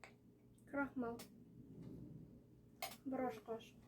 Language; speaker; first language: Russian; non-native, local second language; Uzbek